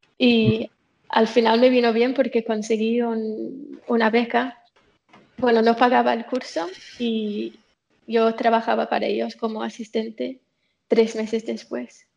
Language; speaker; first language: Spanish; non-native, fluent; English